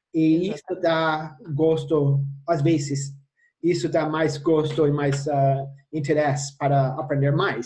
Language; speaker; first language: Portuguese; non-native, fluent; English